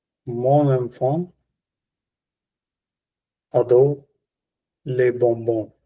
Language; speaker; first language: French; non-native, learner; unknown